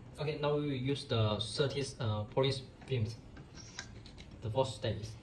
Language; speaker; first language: English; non-native, learner; Chinese